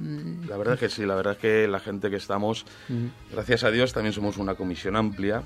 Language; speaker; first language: Spanish; native; Spanish